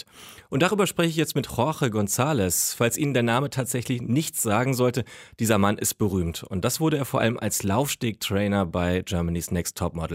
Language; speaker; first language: German; native; German